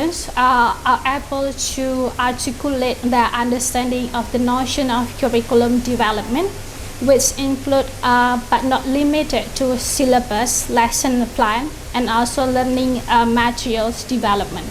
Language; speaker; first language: English; non-native, fluent; Indonesian